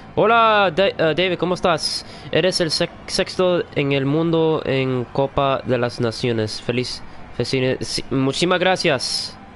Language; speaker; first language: Spanish; early bilingual, heritage; Spanish